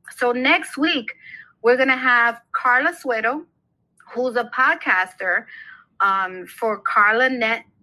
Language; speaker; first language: English; native; English